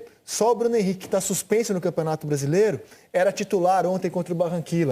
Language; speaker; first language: Portuguese; native; Portuguese